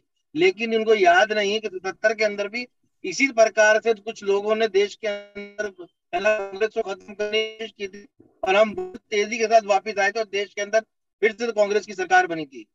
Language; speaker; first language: Hindi; native; Hindi